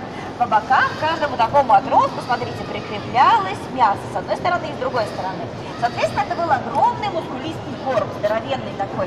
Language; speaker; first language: Russian; native; Russian